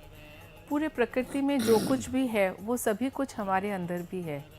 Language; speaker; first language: Hindi; native; Hindi